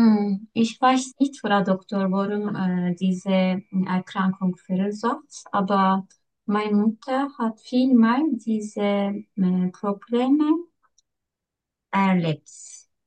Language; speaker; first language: German; non-native, learner; Turkish